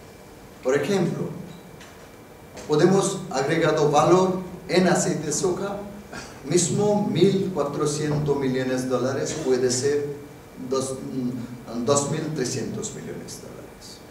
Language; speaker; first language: Spanish; non-native, fluent; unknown